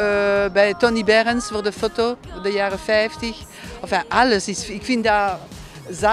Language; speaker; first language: Dutch; non-native, fluent; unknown